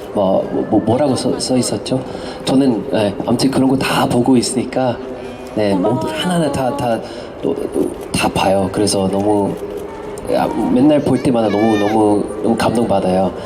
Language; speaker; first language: Korean; non-native, fluent; English